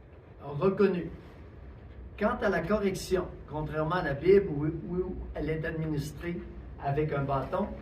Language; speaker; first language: French; native; French